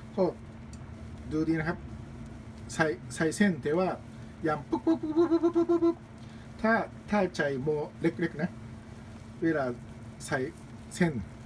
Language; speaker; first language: Thai; non-native, learner; Japanese